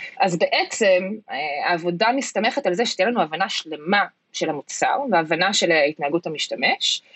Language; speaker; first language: Hebrew; early bilingual, heritage; Hebrew